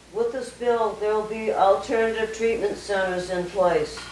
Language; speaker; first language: English; native; English